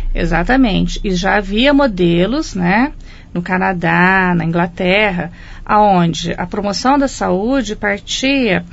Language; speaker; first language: Portuguese; native; Portuguese